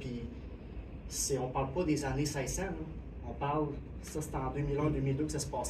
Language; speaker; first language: French; native; French